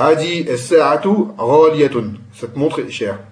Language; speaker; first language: Arabic; non-native, fluent; French